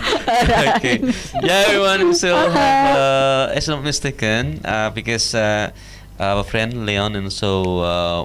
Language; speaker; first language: English; non-native, learner; Indonesian